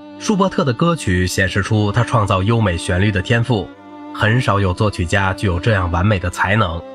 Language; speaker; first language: Chinese; native; Chinese